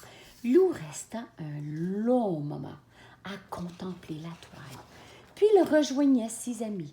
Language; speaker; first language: French; native; French